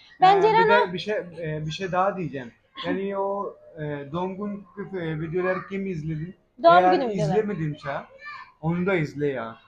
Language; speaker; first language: Turkish; non-native, learner; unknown